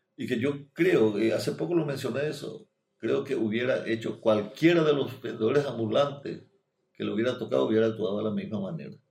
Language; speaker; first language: Spanish; native; Spanish